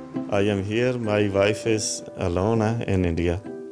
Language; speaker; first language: English; non-native, local second language; Punjabi